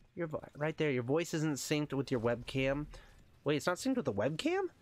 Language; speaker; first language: English; native; English